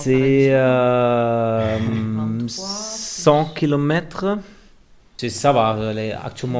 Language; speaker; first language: French; non-native, fluent; German